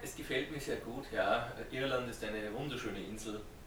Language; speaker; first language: German; native; German